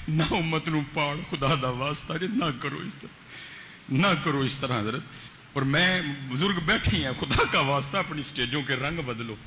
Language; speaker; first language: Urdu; non-native, local second language; Punjabi